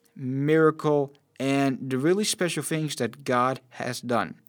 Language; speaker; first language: English; non-native, fluent; Dutch